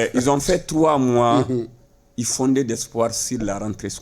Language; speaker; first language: French; non-native, local second language; Bambara